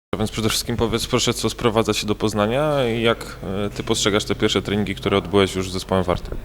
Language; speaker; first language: Polish; native; Polish